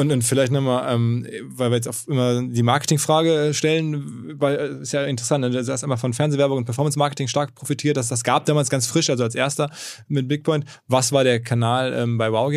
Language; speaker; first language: German; native; German